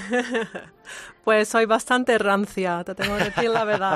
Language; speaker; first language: Spanish; non-native, fluent; English